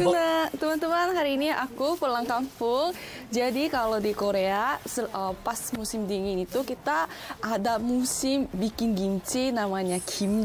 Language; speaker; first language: Indonesian; non-native, fluent; Korean